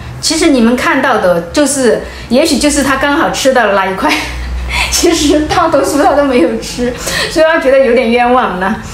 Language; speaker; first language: Chinese; native; Chinese